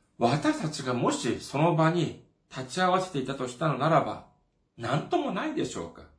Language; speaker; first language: Japanese; non-native, fluent; Korean